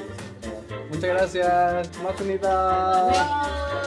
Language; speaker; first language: Spanish; native; Spanish